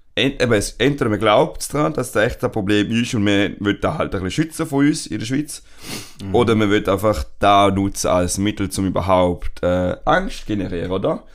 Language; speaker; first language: German; non-native, fluent; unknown